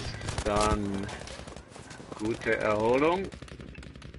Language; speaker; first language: German; native; German